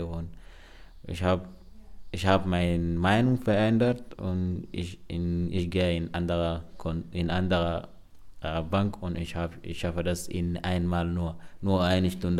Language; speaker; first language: German; non-native, learner; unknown